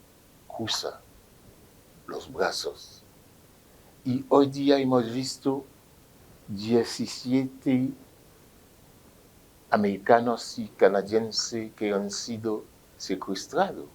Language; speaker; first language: Spanish; non-native, fluent; French